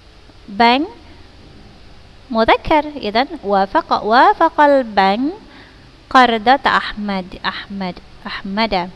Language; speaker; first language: Arabic; non-native, fluent; Indonesian